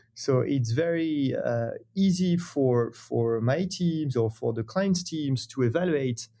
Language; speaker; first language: English; non-native, fluent; French